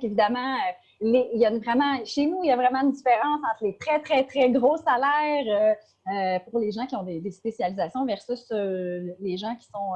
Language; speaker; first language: French; native; French